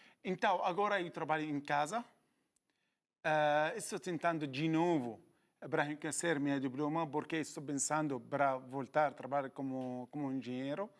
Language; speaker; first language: Portuguese; non-native, learner; Arabic